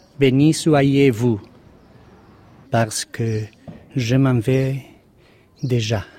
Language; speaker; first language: French; non-native, fluent; Spanish